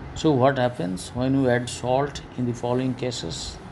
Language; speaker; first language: English; non-native, local second language; Bangla